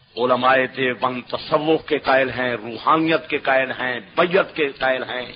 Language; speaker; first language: Urdu; non-native, local second language; Saraiki